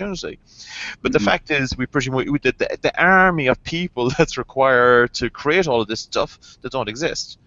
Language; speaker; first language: English; native; English